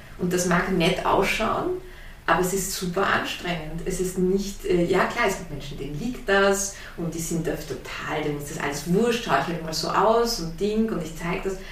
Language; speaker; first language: German; early bilingual, heritage; German